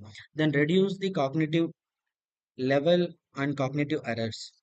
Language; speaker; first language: English; non-native, local second language; Tamil